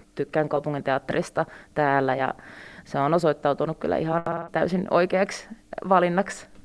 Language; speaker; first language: Finnish; early bilingual, other home language; Russian